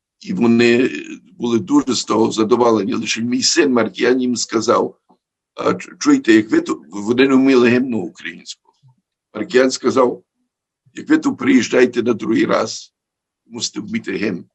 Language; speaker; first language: Ukrainian; early bilingual, heritage; Ukrainian